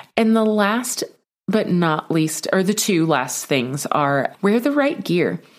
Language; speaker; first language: English; native; English